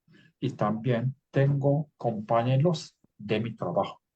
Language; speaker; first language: Spanish; non-native, learner; English